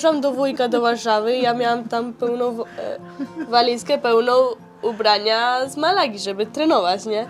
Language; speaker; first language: Polish; early bilingual, heritage; Polish